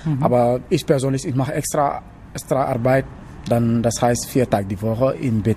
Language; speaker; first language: German; non-native, learner; Wolof